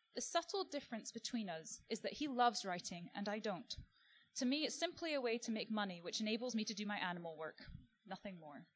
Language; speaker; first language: English; native; English